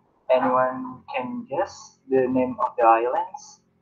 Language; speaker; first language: English; non-native, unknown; Indonesian